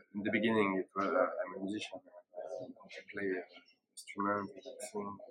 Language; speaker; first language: English; non-native, learner; French